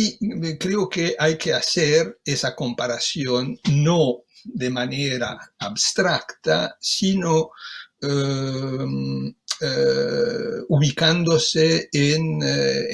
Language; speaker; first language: Spanish; non-native, fluent; Italian